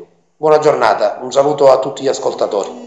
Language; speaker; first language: Italian; native; Italian